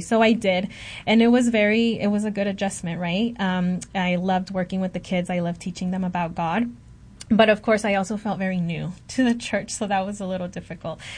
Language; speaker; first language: English; early bilingual, other home language; Spanish